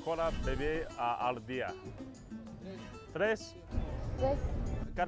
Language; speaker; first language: Spanish; non-native, learner; English